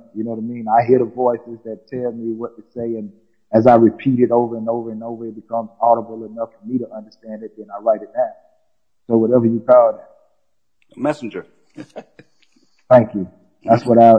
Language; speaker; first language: English; native; English